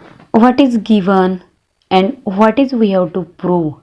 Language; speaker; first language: English; non-native, local second language; Marathi